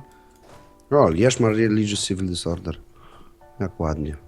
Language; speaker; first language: Polish; native; Polish